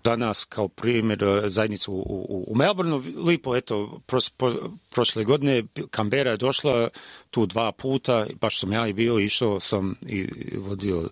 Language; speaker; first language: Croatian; early bilingual, heritage; Croatian